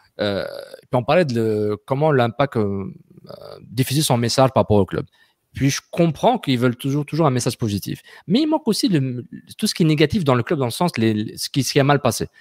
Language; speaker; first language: French; native; French